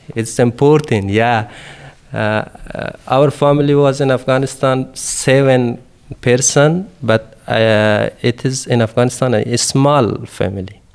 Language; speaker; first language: English; non-native, learner; Persian